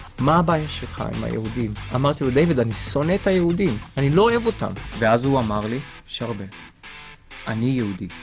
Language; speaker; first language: Hebrew; non-native, local second language; Arabic